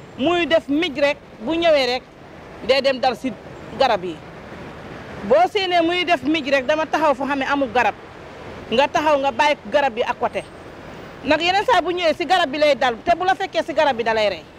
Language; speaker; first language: Wolof; non-native, local second language; Jola-Fonyi